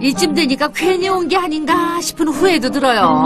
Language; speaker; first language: Korean; native; Korean